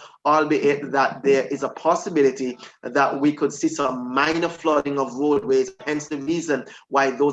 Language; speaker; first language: English; native; English